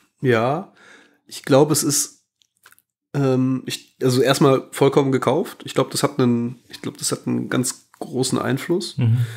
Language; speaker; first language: German; native; German